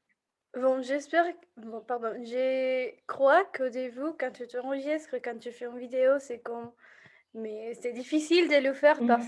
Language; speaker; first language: French; non-native, fluent; Spanish